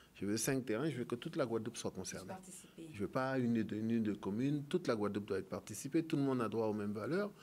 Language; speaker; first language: French; native; French